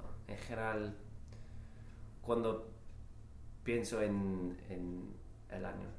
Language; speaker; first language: Spanish; non-native, fluent; English